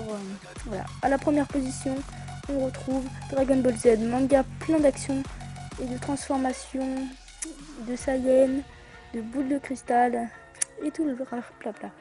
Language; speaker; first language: French; native; French